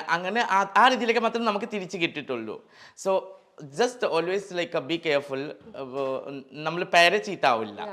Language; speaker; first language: Malayalam; non-native, learner; Assamese